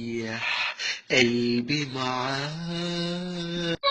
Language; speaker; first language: Arabic; native; Arabic